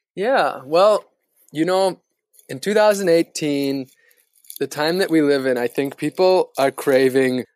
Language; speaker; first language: English; native; English